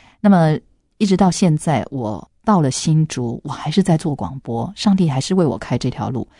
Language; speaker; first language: Chinese; non-native, local second language; Hakka Chinese